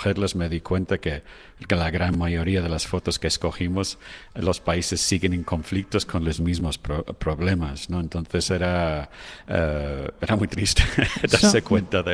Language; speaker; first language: Spanish; non-native, fluent; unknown